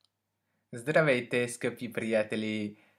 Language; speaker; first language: Bulgarian; non-native, learner; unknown